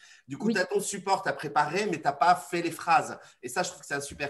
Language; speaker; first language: French; native; French